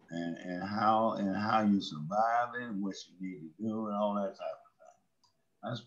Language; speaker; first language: English; native; English